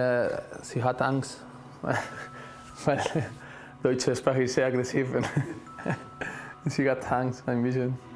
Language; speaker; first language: German; non-native, learner; Spanish